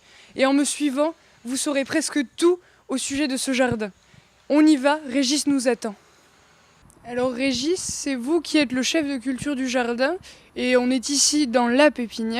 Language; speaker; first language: French; native; French